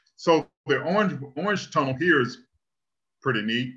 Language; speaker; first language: English; native; English